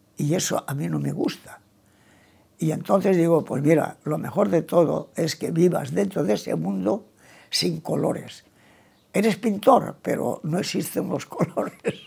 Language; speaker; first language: Spanish; non-native, local second language; Catalan